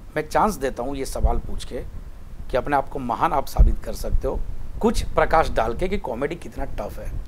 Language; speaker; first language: Hindi; non-native, local second language; Gujarati